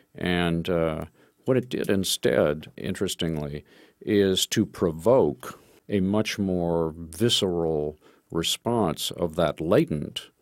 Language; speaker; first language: English; native; English